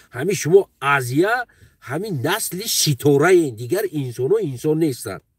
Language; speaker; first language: Tajik; native; Tajik